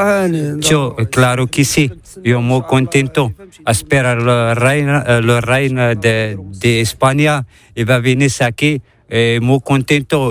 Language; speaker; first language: Spanish; non-native, learner; Arabic